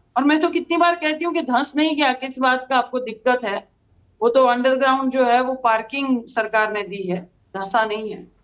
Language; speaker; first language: Hindi; non-native, local second language; Gujarati